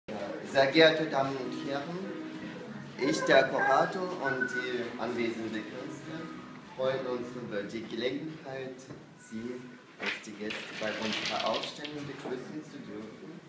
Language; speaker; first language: German; non-native, fluent; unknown